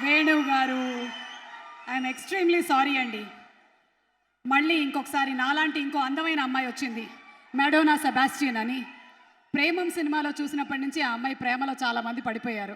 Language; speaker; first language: Telugu; native; Telugu